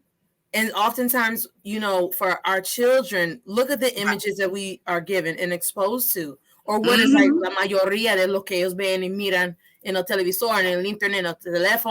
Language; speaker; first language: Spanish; non-native, fluent; English